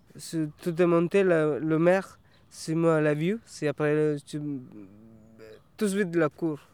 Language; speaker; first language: French; non-native, learner; Tamil